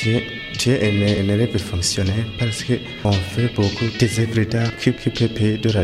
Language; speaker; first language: French; non-native, local second language; Rundi